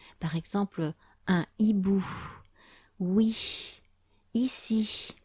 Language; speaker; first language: French; native; French